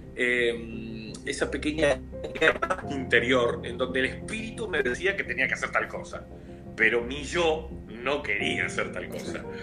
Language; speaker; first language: Spanish; native; Spanish